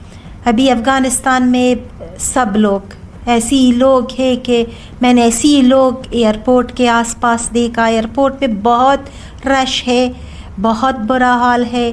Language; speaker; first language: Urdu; non-native, learner; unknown